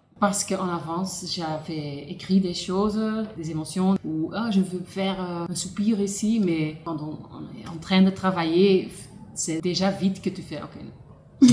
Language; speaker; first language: French; non-native, local second language; Dutch